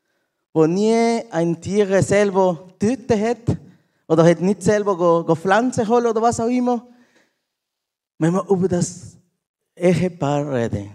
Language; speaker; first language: German; non-native, learner; Spanish